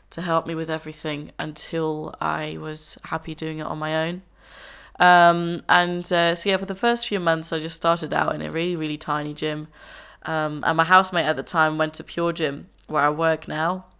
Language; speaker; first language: English; non-native, fluent; Dutch